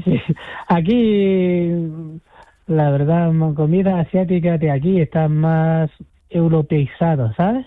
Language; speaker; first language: Spanish; non-native, fluent; Chinese